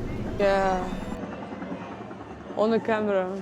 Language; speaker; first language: English; non-native, learner; Russian